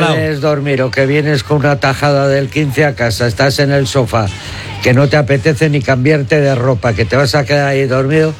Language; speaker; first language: Spanish; native; Spanish